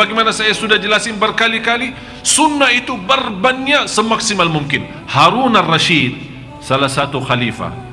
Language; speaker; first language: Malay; non-native, fluent; Arabic